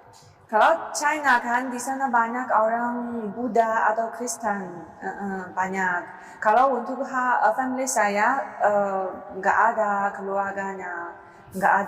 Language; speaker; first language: Indonesian; non-native, learner; Chinese